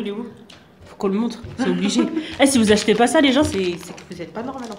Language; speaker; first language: French; native; French